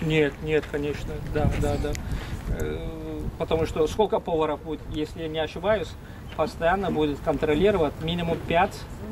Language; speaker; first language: Russian; non-native, fluent; Turkish